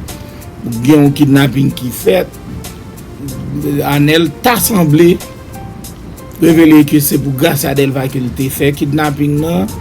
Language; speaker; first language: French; non-native, local second language; Haitian Creole